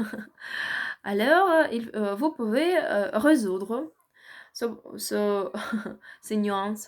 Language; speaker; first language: French; non-native, learner; Ukrainian